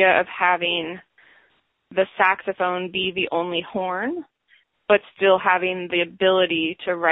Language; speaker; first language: English; native; English